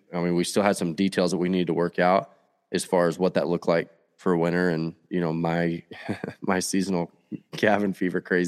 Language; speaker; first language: English; native; English